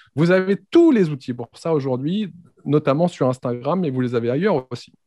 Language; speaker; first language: French; native; French